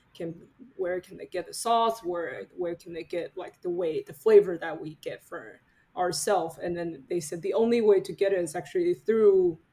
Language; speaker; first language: English; non-native, fluent; Chinese